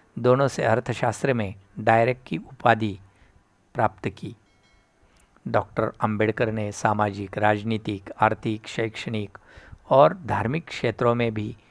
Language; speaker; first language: Hindi; non-native, local second language; Marathi